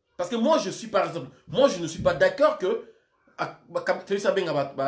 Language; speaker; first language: French; non-native, local second language; Lingala